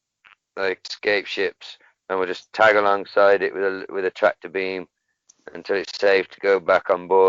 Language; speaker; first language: English; native; English